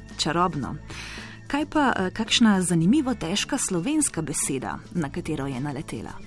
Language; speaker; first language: Slovenian; native; Slovenian